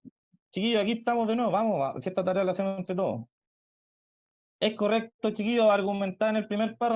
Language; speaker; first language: Spanish; native; Spanish